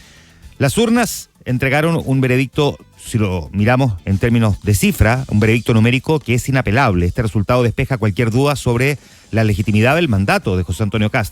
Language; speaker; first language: Spanish; native; Spanish